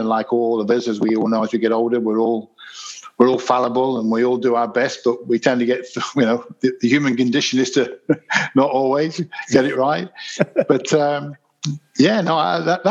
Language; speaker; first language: English; native; English